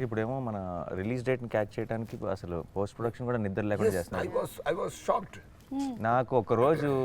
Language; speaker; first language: Telugu; native; Telugu